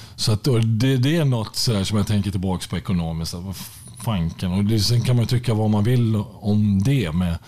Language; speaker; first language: Swedish; native; Swedish